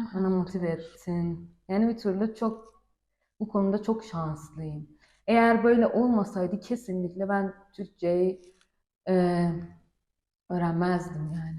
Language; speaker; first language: Turkish; non-native, learner; Persian